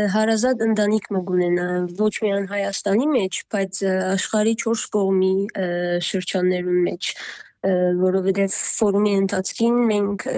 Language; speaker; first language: Armenian; early bilingual, heritage; Armenian